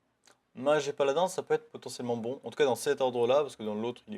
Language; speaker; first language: French; native; French